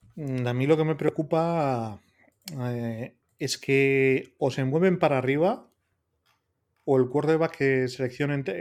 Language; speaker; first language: Spanish; native; Spanish